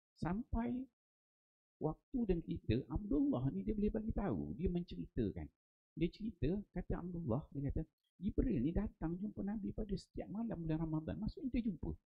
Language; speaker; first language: Malay; native; Malay